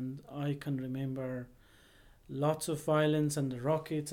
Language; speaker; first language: English; non-native, fluent; Persian